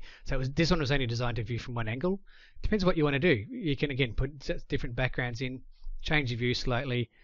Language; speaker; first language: English; native; English